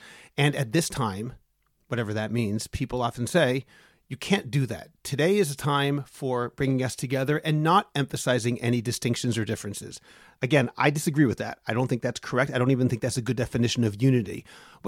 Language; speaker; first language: English; native; English